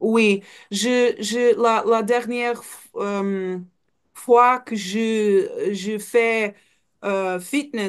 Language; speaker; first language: French; non-native, learner; Portuguese